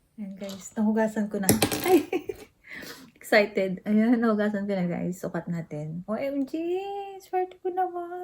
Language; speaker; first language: Filipino; native; Filipino